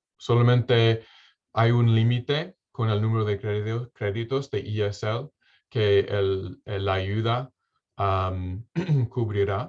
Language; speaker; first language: Spanish; non-native, fluent; English